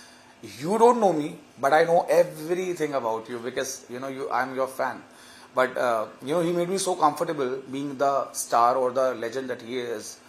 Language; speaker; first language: English; non-native, local second language; Hindi